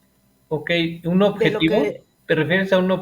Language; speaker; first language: Spanish; native; Spanish